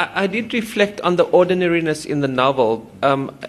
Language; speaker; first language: English; native; English